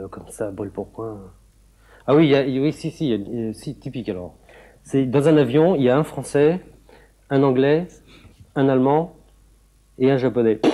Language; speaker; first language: French; native; French